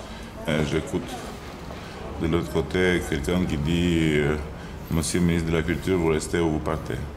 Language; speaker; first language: French; non-native, fluent; Albanian